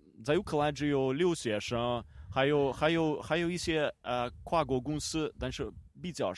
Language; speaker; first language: Chinese; non-native, learner; Ukrainian